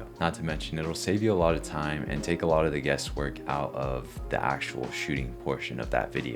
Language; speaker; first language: English; native; English